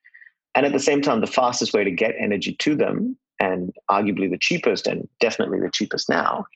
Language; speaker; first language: English; non-native, local second language; Hindi